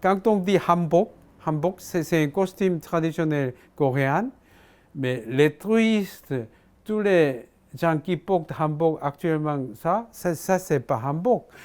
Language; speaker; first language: French; non-native, fluent; Korean